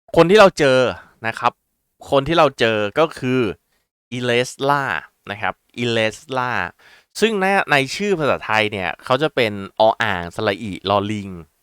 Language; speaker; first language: Thai; native; Thai